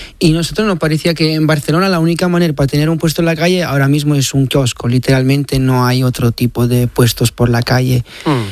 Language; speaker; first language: Spanish; non-native, fluent; Italian